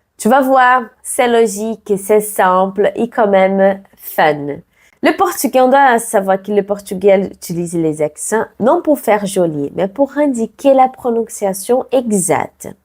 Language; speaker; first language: French; non-native, fluent; Portuguese